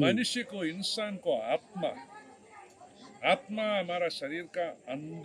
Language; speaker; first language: Hindi; non-native, local second language; Malayalam